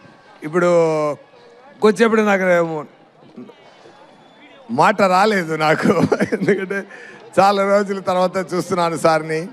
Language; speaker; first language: Telugu; non-native, learner; Tamil